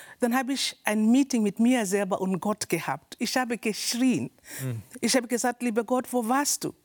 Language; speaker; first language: German; non-native, learner; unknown